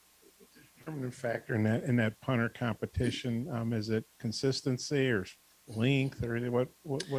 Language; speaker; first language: English; native; English